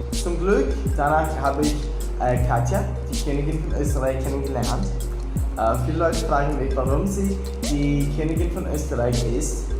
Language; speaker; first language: German; non-native, fluent; Portuguese